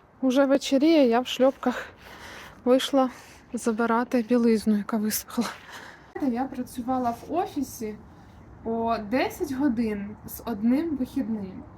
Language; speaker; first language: Ukrainian; native; Ukrainian